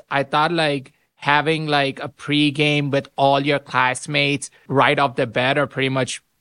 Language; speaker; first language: English; non-native, local second language; Urdu